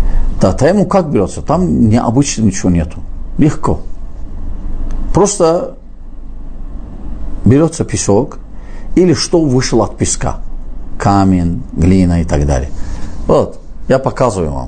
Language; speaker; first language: Russian; non-native, fluent; Azerbaijani